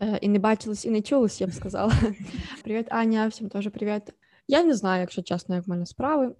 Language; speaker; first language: Ukrainian; non-native, local second language; Russian